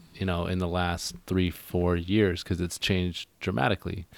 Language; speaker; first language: English; native; English